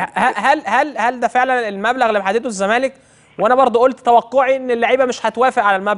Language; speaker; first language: Arabic; native; Arabic